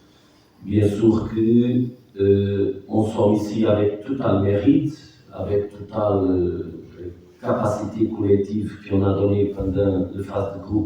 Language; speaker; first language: French; non-native, fluent; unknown